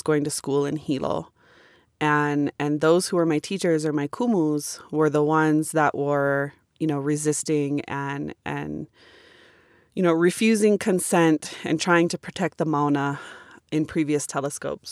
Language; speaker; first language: English; native; English